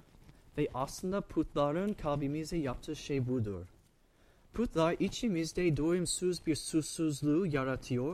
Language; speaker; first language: Turkish; non-native, fluent; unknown